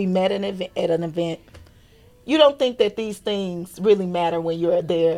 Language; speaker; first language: English; native; English